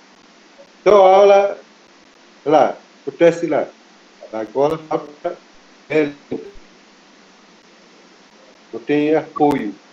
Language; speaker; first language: Portuguese; non-native, local second language; Kayapó